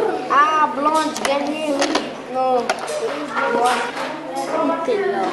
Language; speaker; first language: French; non-native, learner; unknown